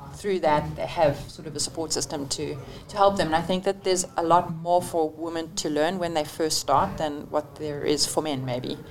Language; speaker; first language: English; native; English